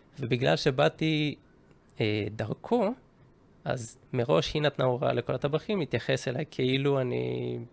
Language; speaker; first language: Hebrew; early bilingual, other home language; Japanese